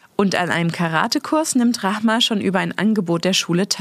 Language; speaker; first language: German; native; German